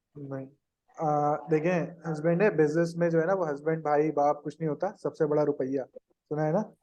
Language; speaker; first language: Urdu; native; Urdu